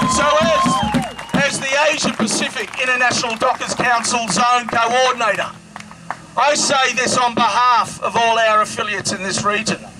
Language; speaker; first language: English; native; English